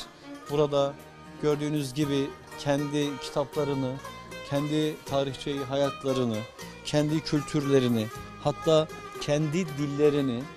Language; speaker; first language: Turkish; native; Turkish